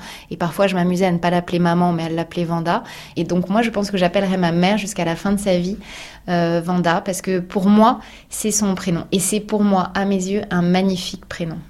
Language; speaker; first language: French; native; French